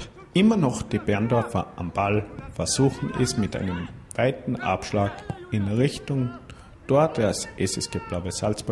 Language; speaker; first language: German; native; German